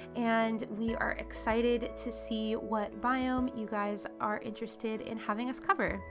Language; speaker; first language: English; native; English